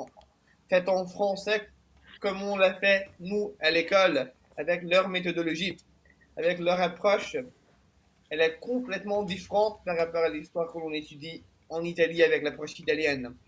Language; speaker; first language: French; non-native, fluent; Italian